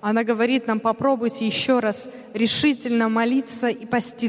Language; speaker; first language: Russian; native; Russian